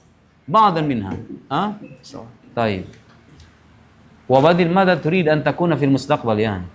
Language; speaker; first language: Arabic; non-native, fluent; Indonesian